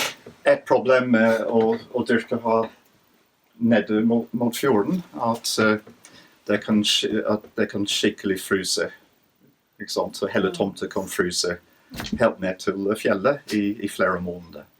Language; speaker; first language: Norwegian; non-native, fluent; English